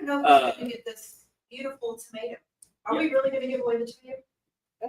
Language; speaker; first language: English; native; English